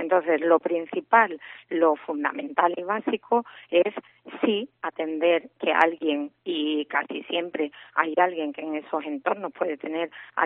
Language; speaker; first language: Spanish; native; Spanish